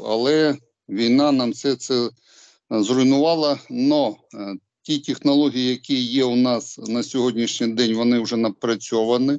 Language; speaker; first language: Ukrainian; non-native, local second language; Russian